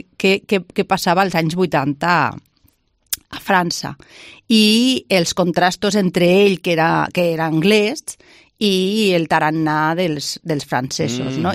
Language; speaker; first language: Catalan; native; Catalan